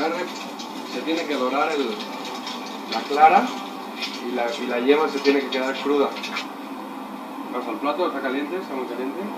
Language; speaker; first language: Spanish; native; Spanish